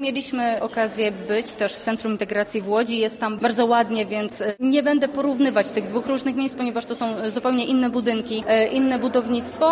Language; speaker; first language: Polish; native; Polish